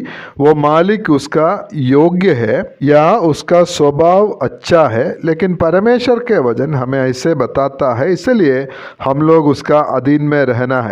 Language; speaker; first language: Hindi; non-native, local second language; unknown